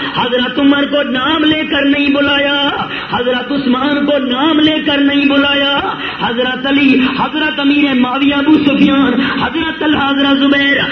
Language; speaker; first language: Urdu; non-native, local second language; Punjabi